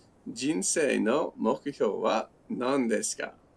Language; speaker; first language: Japanese; non-native, learner; English